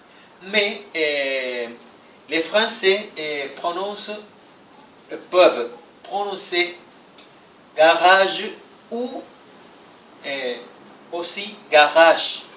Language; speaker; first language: French; non-native, fluent; Spanish